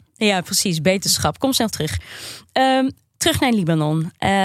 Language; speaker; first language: Dutch; early bilingual, other home language; Turkish